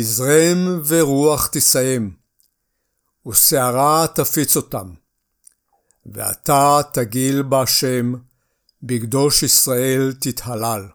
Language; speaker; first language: Hebrew; native; Hebrew